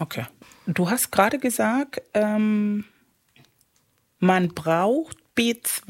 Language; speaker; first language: German; non-native, fluent; Spanish